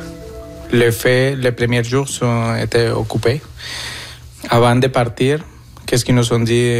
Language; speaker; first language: French; non-native, fluent; Spanish